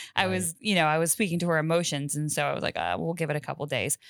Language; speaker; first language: English; native; English